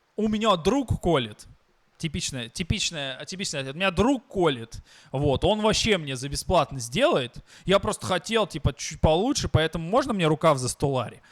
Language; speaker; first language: Russian; native; Russian